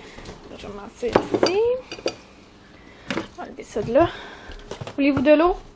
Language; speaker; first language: French; native; French